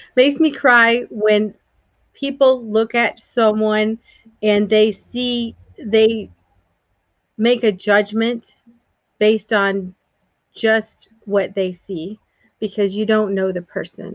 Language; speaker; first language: English; native; English